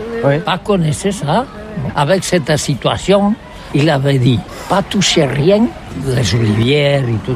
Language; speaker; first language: French; non-native, learner; Catalan